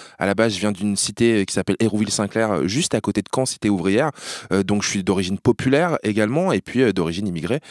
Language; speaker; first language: French; native; French